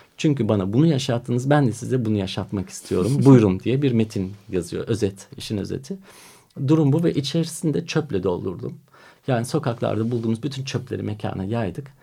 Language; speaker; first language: Turkish; early bilingual, heritage; Turkish